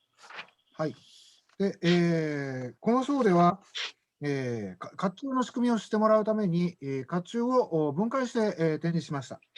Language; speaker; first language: Japanese; native; Japanese